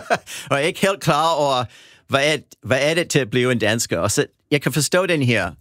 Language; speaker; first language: Danish; non-native, fluent; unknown